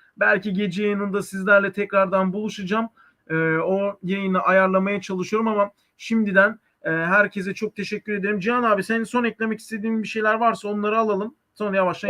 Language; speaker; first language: Turkish; native; Turkish